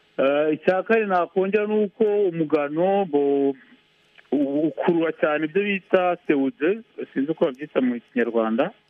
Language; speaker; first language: Kinyarwanda; early bilingual, heritage; Kinyarwanda